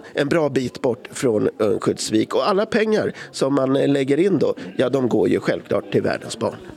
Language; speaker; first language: Swedish; native; Swedish